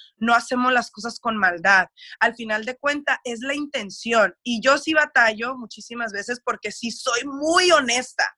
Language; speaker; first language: Spanish; early bilingual, heritage; Spanish